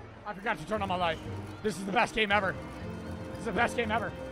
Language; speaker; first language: English; native; English